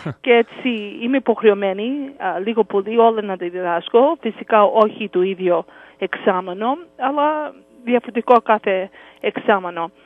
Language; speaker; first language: Greek; early bilingual, heritage; English